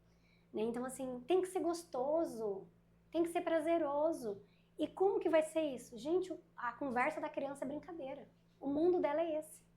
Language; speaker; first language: Portuguese; native; Portuguese